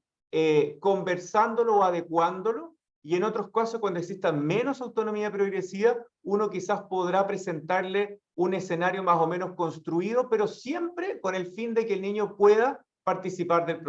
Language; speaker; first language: Spanish; native; Spanish